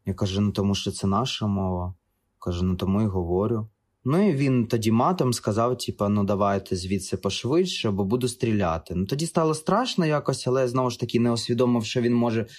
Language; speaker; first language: Ukrainian; non-native, local second language; Russian